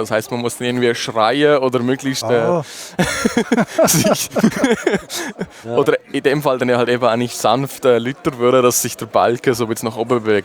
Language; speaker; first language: German; native; German